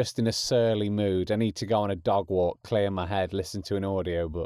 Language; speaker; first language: English; native; English